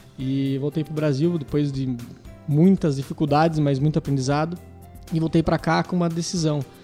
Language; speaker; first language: Portuguese; native; Portuguese